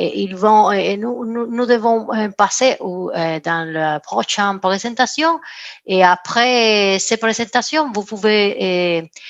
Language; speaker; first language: French; non-native, learner; Spanish